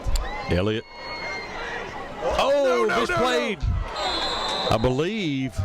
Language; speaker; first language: English; native; English